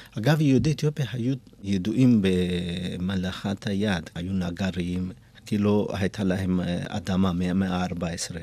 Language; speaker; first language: Hebrew; non-native, fluent; Amharic